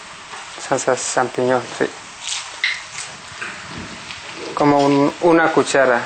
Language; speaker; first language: Spanish; non-native, learner; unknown